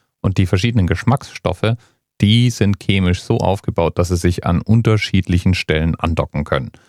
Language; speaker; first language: German; native; German